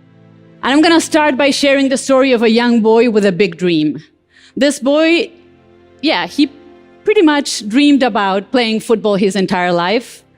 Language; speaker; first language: English; non-native, fluent; Spanish